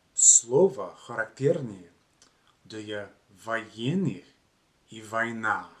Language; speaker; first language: Russian; non-native, learner; English